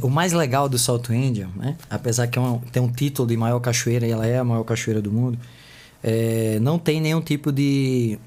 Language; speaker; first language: Portuguese; native; Portuguese